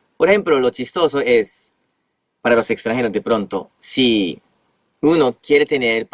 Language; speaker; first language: Spanish; non-native, fluent; Japanese